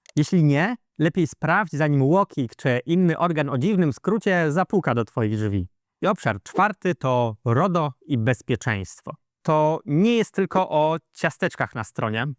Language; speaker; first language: Polish; native; Polish